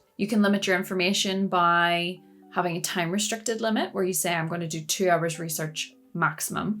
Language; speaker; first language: English; native; English